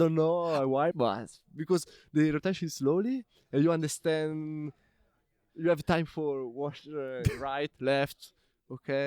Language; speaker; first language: English; non-native, learner; Italian